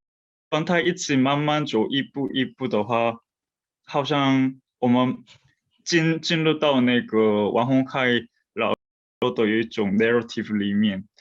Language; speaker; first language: Chinese; non-native, fluent; Korean